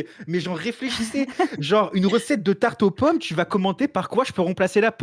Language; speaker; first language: French; native; French